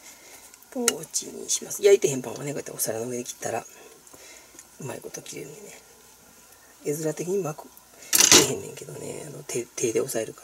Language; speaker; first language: Japanese; native; Japanese